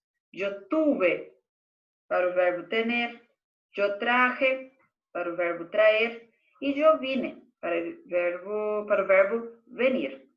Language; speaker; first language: Spanish; non-native, fluent; Portuguese